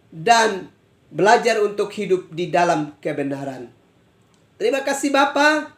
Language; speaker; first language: Indonesian; native; Indonesian